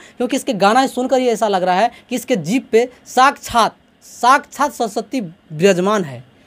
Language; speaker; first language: Hindi; native; Hindi